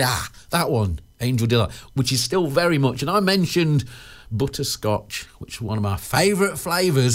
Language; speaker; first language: English; native; English